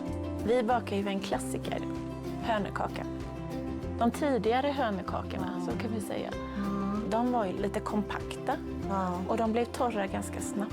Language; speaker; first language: Swedish; native; Swedish